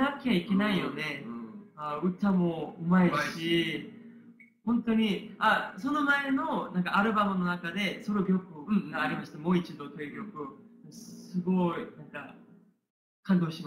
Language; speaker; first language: Japanese; non-native, learner; Korean